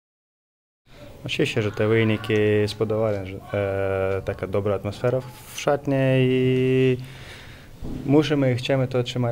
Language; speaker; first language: Polish; non-native, fluent; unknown